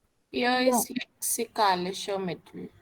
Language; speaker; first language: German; non-native, fluent; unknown